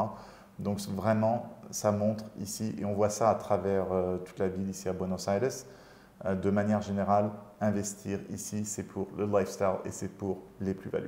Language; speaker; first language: French; native; French